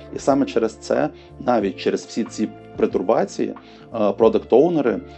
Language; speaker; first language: Ukrainian; non-native, local second language; Russian